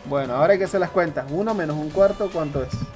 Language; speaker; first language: Spanish; native; Spanish